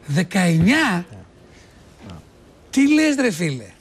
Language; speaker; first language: Greek; native; Greek